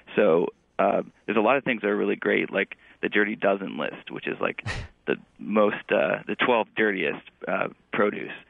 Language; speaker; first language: English; native; English